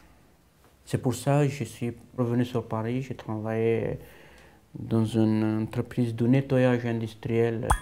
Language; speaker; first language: French; non-native, fluent; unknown